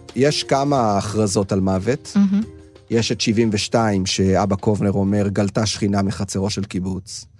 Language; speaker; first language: Hebrew; native; Hebrew